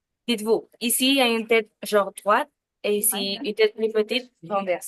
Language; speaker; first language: French; non-native, learner; Spanish